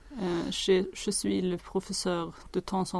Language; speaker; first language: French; non-native, learner; Swedish